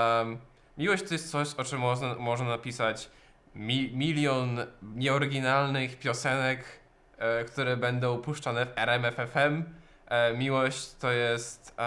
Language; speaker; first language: Polish; non-native, learner; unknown